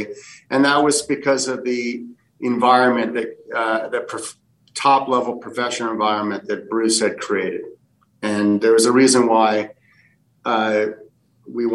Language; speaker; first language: English; early bilingual, other home language; Portuguese